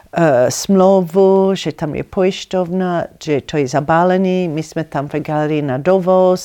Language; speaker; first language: Czech; non-native, learner; English